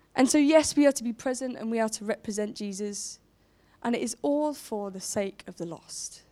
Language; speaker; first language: English; native; English